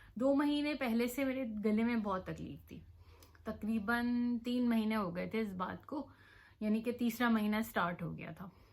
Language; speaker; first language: Urdu; native; Urdu